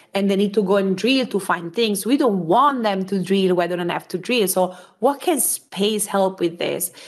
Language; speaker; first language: English; non-native, fluent; Italian